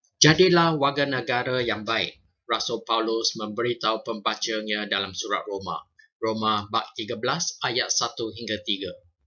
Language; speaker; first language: Malay; non-native, local second language; Chinese